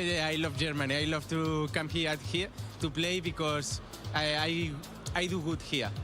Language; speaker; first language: English; non-native, learner; Spanish